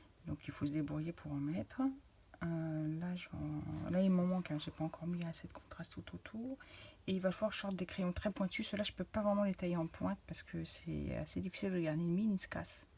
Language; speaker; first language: French; native; French